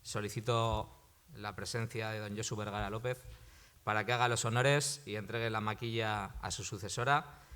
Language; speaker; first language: Spanish; native; Spanish